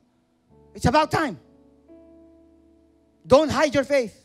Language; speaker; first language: English; non-native, local second language; Filipino